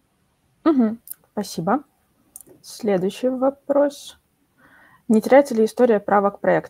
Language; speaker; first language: Russian; native; Russian